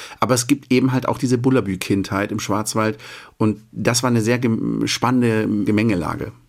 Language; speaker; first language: German; native; German